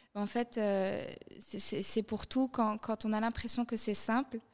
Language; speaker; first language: French; non-native, local second language; Arabic